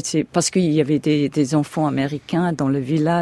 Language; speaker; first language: French; non-native, fluent; English